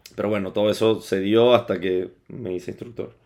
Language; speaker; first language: Spanish; native; Spanish